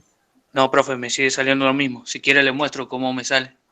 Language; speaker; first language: Spanish; native; Spanish